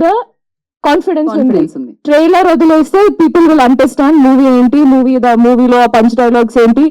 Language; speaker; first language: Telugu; non-native, local second language; Malayalam